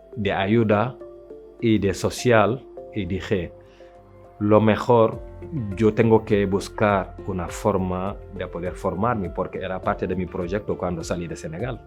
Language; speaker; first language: Spanish; non-native, local second language; French